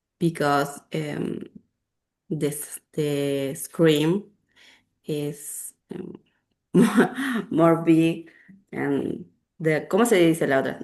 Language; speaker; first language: English; non-native, learner; Spanish